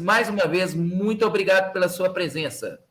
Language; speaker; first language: Portuguese; native; Portuguese